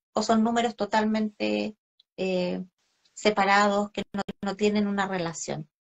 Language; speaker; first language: Spanish; native; Spanish